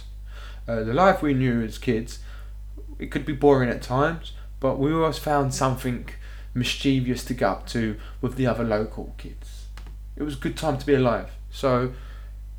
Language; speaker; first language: English; native; English